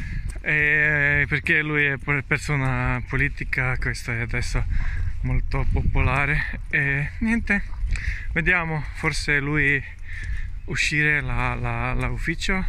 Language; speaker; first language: Italian; non-native, learner; Slovenian